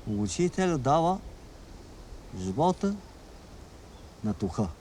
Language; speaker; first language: Bulgarian; non-native, learner; Chinese